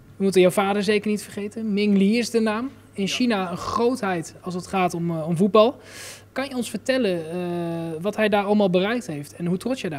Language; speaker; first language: Dutch; native; Dutch